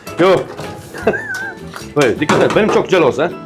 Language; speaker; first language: Turkish; non-native, learner; French